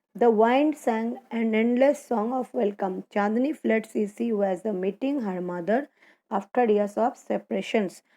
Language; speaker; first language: English; non-native, local second language; Gujarati